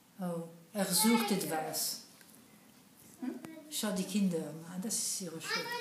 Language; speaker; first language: German; non-native, learner; French